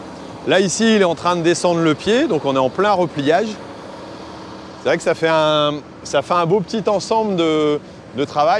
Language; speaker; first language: French; native; French